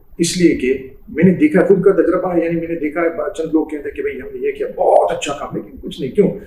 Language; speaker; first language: Urdu; non-native, fluent; English